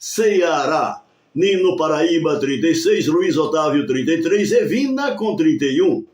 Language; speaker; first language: Portuguese; native; Portuguese